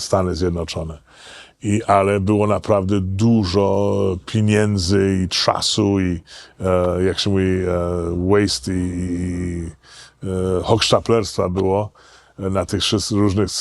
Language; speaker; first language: Polish; early bilingual, heritage; Polish